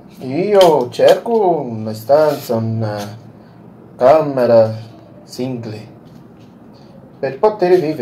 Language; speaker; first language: Italian; non-native, learner; Portuguese